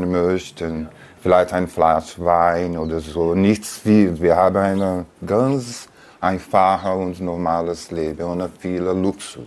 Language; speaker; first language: German; non-native, fluent; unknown